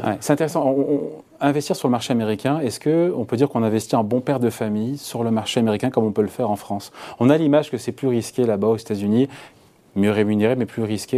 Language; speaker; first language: French; native; French